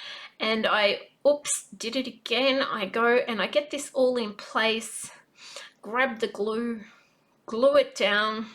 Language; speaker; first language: English; native; English